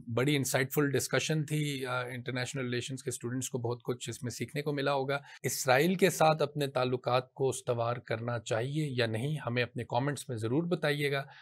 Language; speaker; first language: Urdu; non-native, local second language; Punjabi